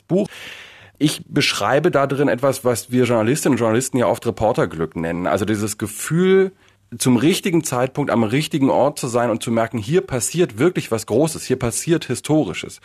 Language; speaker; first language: German; native; German